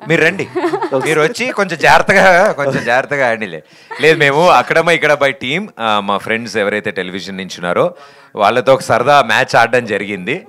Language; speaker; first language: Telugu; native; Telugu